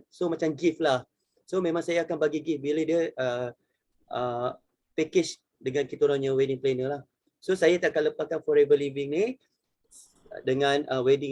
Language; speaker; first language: Malay; native; Malay